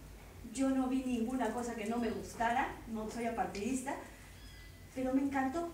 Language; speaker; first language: Spanish; native; Spanish